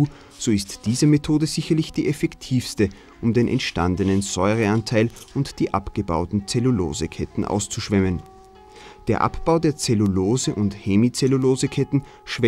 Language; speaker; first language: German; native; German